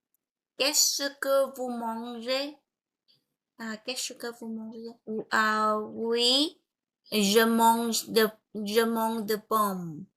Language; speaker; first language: French; non-native, learner; Vietnamese